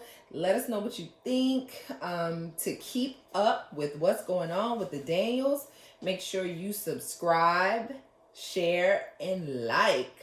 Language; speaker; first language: English; native; English